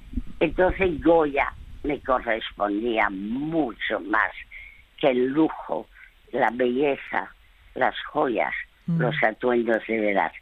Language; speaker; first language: Spanish; early bilingual, other home language; French